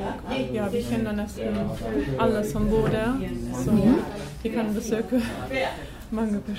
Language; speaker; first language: Norwegian; non-native, learner; German